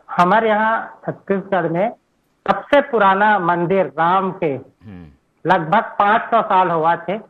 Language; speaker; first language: Hindi; native; Hindi